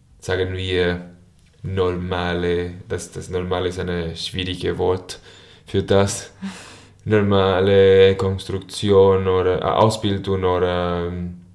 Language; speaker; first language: German; non-native, learner; Spanish